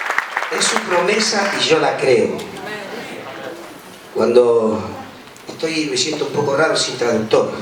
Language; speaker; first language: Spanish; native; Spanish